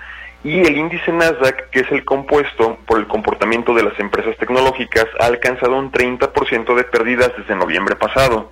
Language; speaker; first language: Spanish; native; Spanish